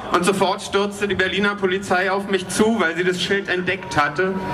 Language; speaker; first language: German; native; German